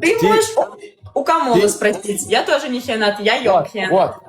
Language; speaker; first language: Russian; native; Russian